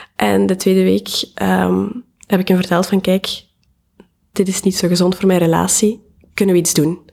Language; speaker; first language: Dutch; native; Dutch